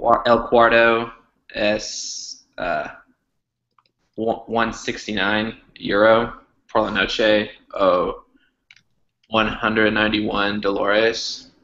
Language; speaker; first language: Spanish; non-native, learner; English